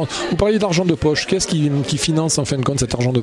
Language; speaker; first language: French; native; French